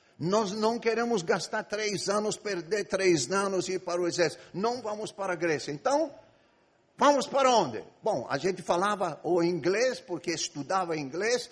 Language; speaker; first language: Portuguese; non-native, fluent; Greek